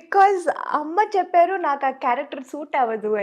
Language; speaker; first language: Telugu; non-native, local second language; Tamil